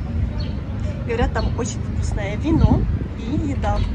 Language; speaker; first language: Russian; native; Russian